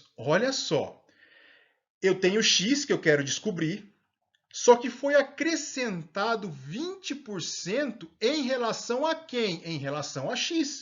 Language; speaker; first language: Portuguese; native; Portuguese